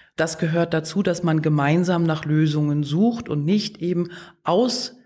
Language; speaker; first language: German; native; German